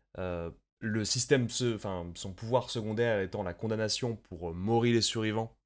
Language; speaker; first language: French; native; French